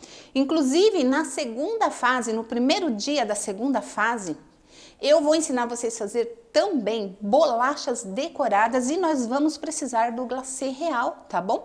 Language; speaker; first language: Portuguese; native; Portuguese